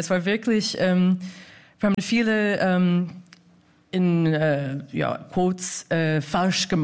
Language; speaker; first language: German; non-native, fluent; English